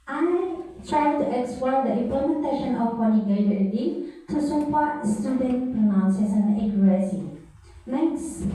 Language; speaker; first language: English; non-native, learner; Indonesian